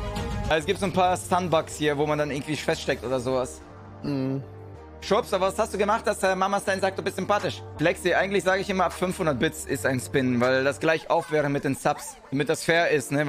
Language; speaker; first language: German; native; German